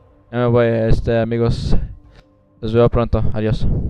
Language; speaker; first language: Spanish; early bilingual, other home language; English